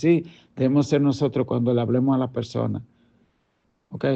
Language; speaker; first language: Spanish; native; Spanish